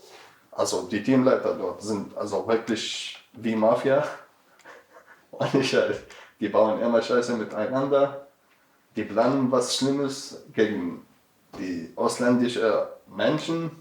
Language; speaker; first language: German; non-native, learner; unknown